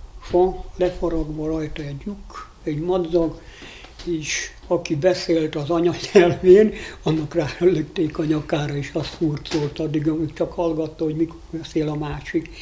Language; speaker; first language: Hungarian; non-native, local second language; Rusyn